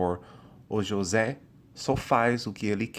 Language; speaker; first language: Portuguese; non-native, fluent; English